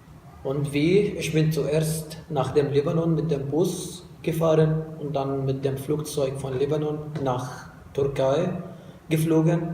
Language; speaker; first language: German; non-native, fluent; Arabic